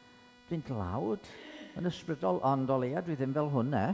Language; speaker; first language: Welsh; native; Welsh